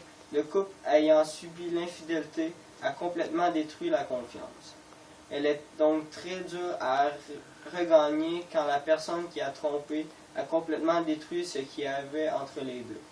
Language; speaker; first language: French; native; French